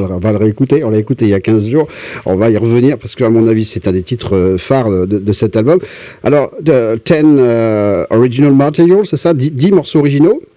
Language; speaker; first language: French; native; French